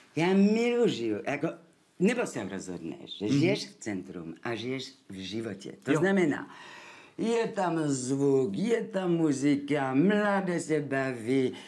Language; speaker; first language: Czech; non-native, fluent; French